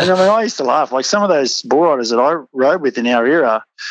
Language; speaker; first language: English; native; English